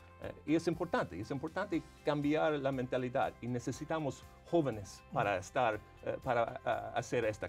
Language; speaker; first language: Spanish; non-native, fluent; English